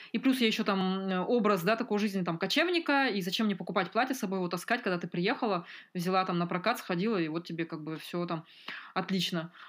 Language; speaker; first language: Russian; native; Russian